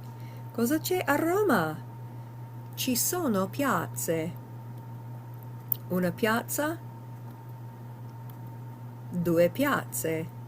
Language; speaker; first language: Italian; non-native, fluent; English